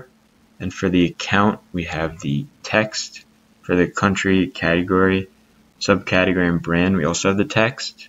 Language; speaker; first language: English; native; English